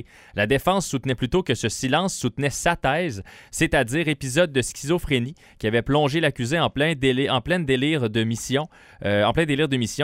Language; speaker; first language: French; native; French